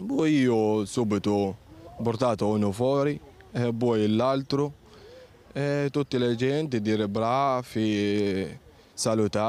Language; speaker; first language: Italian; non-native, learner; Arabic